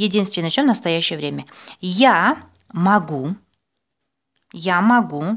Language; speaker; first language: Russian; non-native, local second language; Azerbaijani